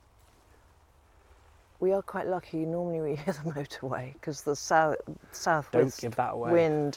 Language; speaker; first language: English; native; English